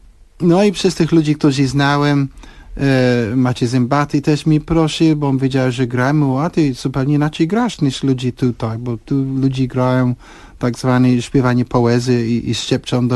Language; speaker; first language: Polish; non-native, fluent; English